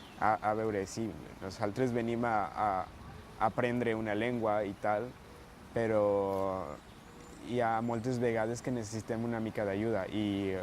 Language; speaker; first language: Catalan; non-native, learner; Spanish